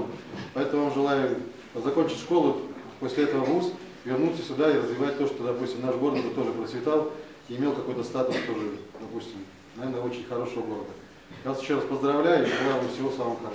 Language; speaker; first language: Russian; native; Russian